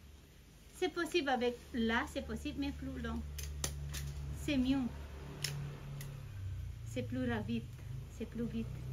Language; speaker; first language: French; non-native, fluent; Balinese